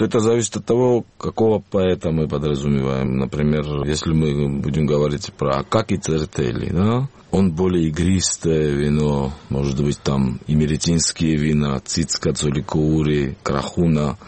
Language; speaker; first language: Russian; non-native, local second language; Georgian